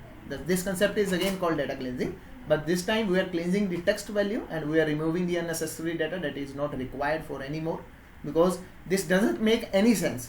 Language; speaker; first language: English; non-native, local second language; Hindi